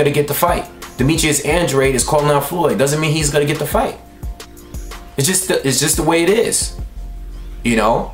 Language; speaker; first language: English; native; English